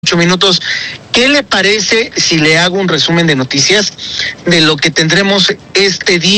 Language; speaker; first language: Spanish; native; Spanish